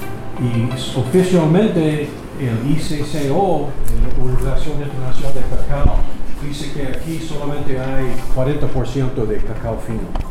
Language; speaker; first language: Spanish; non-native, learner; English